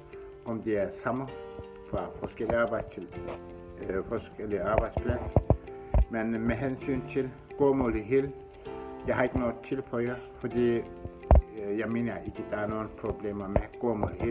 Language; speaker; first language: Danish; non-native, fluent; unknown